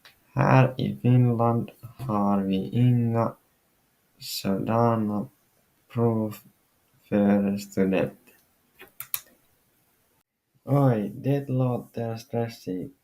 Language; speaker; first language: Swedish; non-native, local second language; Finnish